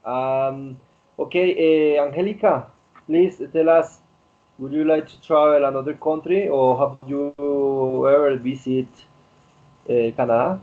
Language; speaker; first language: English; non-native, learner; Spanish